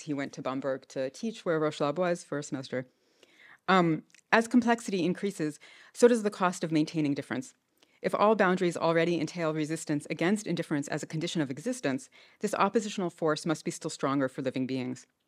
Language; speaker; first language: English; native; English